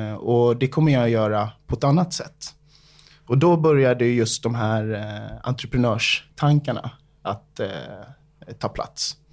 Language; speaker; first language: Swedish; early bilingual, other home language; English